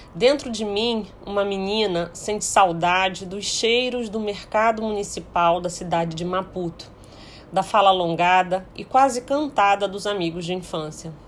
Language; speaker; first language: Portuguese; early bilingual, heritage; Portuguese